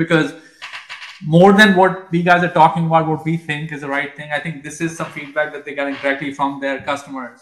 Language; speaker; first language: English; non-native, local second language; Hindi